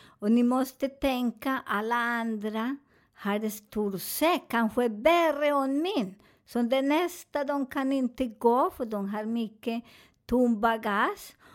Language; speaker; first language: Swedish; non-native, learner; Spanish